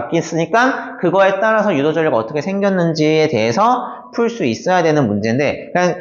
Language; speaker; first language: Korean; native; Korean